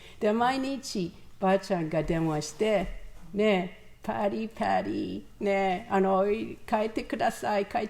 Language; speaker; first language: Japanese; non-native, learner; English